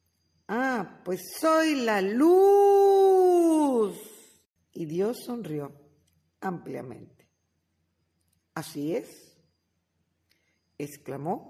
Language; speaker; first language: Spanish; native; Spanish